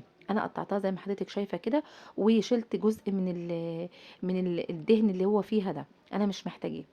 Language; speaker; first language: Arabic; native; Arabic